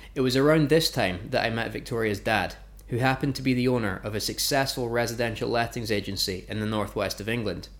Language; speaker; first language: English; native; English